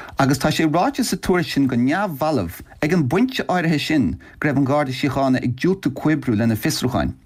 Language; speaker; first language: Irish; native; Irish